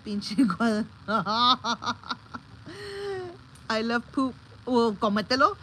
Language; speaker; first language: Spanish; early bilingual, heritage; Spanish